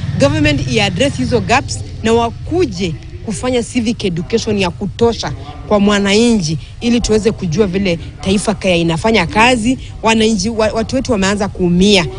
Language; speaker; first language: Swahili; non-native, local second language; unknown